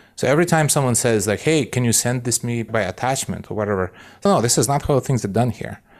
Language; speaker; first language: English; non-native, fluent; Russian